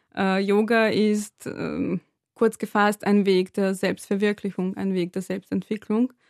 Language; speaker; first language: German; non-native, fluent; Serbian